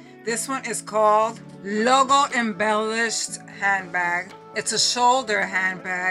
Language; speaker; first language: English; early bilingual, other home language; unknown